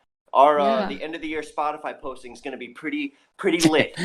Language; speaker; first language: English; native; English